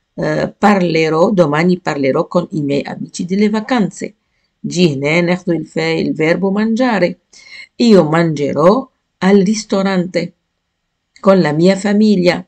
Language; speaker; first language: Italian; non-native, fluent; Arabic